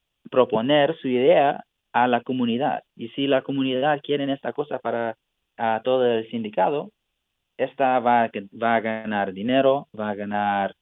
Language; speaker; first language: Spanish; non-native, fluent; English